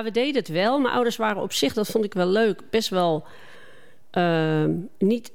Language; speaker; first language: Dutch; native; Dutch